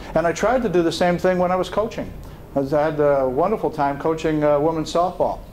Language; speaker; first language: English; native; English